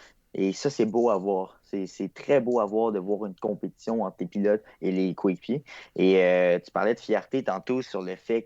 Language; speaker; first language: French; native; French